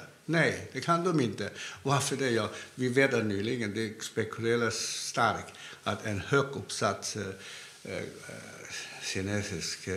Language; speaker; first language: Swedish; non-native, fluent; Cantonese